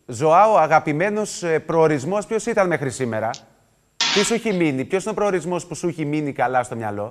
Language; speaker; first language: Greek; native; Greek